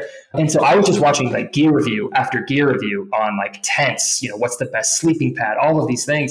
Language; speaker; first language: English; native; English